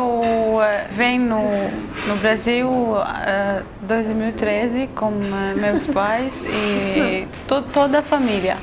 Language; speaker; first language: Portuguese; non-native, learner; Arabic